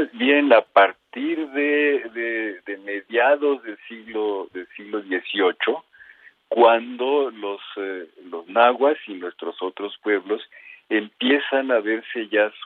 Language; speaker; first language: Spanish; native; Spanish